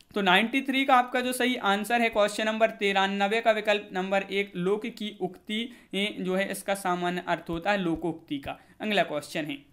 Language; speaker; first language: Hindi; native; Hindi